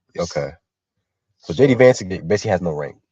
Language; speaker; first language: English; native; English